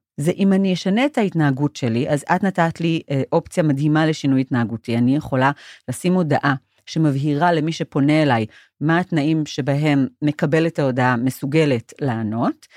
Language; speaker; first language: Hebrew; non-native, fluent; English